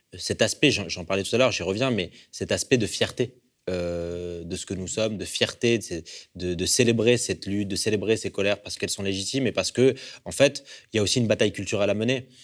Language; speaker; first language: French; early bilingual, other home language; Arabic